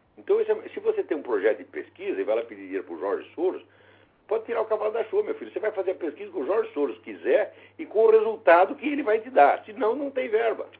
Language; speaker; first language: Portuguese; native; Portuguese